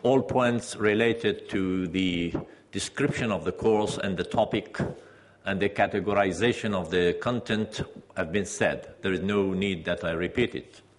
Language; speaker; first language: English; non-native, fluent; Persian